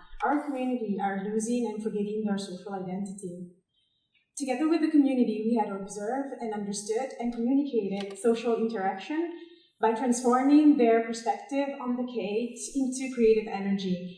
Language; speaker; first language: English; non-native, fluent; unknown